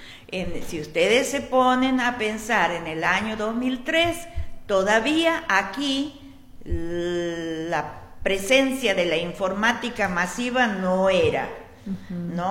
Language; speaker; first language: Spanish; native; Spanish